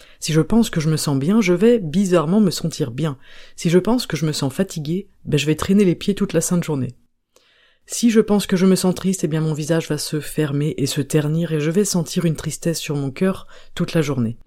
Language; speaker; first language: French; native; French